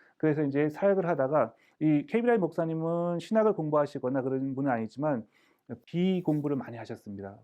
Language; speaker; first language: Korean; native; Korean